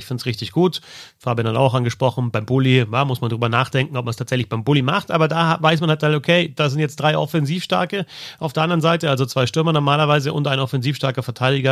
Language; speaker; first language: German; native; German